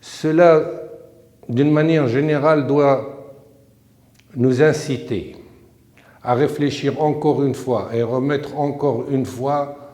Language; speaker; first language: French; non-native, local second language; Arabic